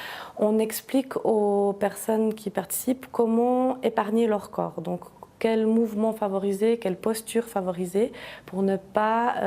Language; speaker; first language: French; native; French